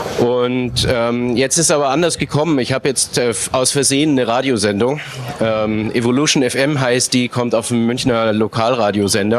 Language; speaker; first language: German; native; German